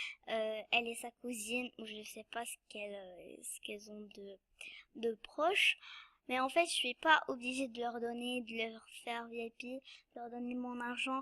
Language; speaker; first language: French; non-native, local second language; Arabic